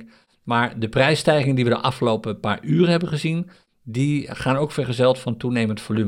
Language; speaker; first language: Dutch; native; Dutch